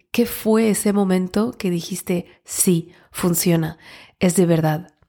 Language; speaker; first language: Spanish; non-native, fluent; French